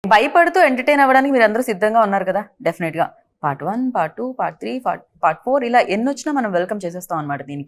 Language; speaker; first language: Telugu; native; Telugu